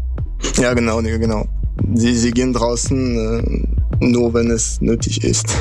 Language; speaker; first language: German; non-native, fluent; French